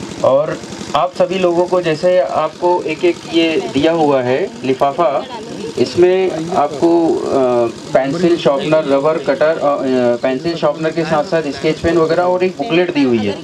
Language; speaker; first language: Hindi; native; Hindi